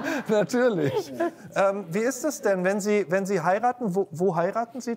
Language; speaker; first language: German; native; German